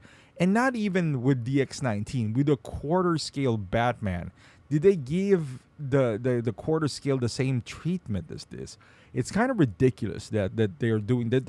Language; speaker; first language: English; native; English